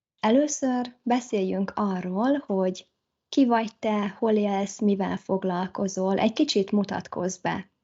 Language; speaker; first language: Hungarian; native; Hungarian